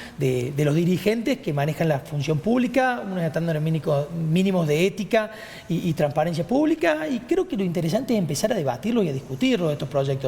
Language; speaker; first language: Spanish; native; Spanish